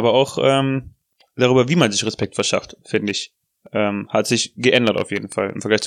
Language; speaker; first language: German; native; German